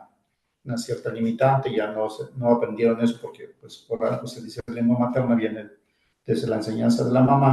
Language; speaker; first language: Spanish; non-native, local second language; Zapotec